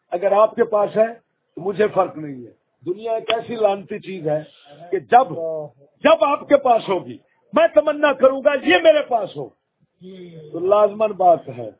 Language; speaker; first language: Urdu; native; Urdu